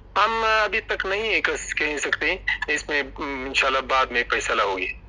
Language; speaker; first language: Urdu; non-native, learner; Pashto